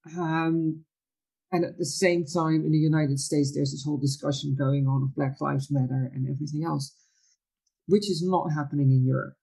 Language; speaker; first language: English; non-native, fluent; Dutch